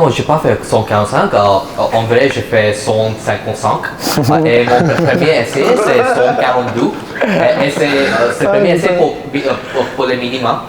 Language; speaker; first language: French; non-native, learner; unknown